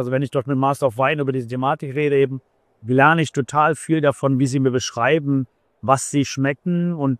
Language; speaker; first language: German; native; German